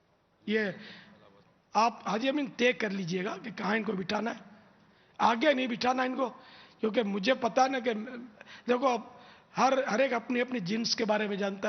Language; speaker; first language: Urdu; native; Urdu